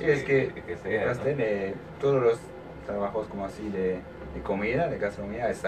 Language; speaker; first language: Spanish; non-native, learner; French